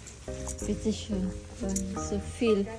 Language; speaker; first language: German; non-native, learner; Filipino